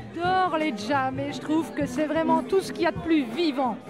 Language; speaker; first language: French; non-native, fluent; English